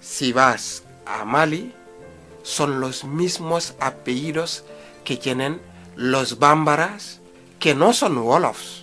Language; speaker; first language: Spanish; non-native, fluent; Wolof